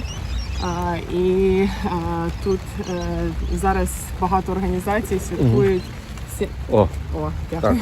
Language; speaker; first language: Ukrainian; early bilingual, heritage; Ukrainian